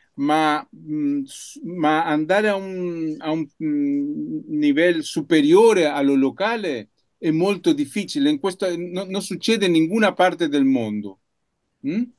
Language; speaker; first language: Italian; non-native, learner; Spanish